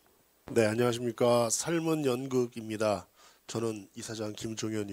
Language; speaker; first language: Korean; native; Korean